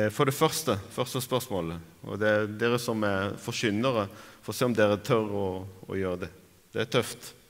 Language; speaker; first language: Norwegian; non-native, fluent; Arabic